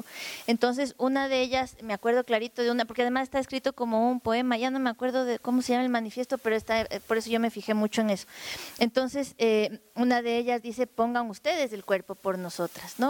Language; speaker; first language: Spanish; native; Spanish